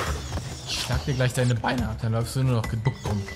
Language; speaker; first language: German; native; German